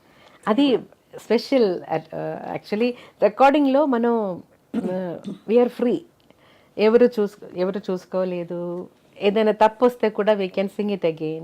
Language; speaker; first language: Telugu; non-native, local second language; Malayalam